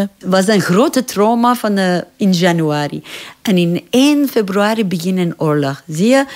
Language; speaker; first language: Dutch; non-native, learner; Persian